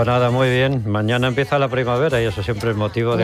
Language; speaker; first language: Spanish; native; Spanish